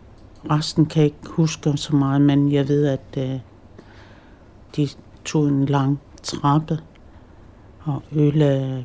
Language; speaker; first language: Danish; non-native, local second language; Kalaallisut